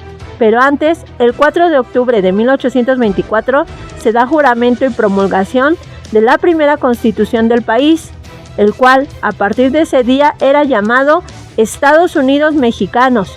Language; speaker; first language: Spanish; native; Spanish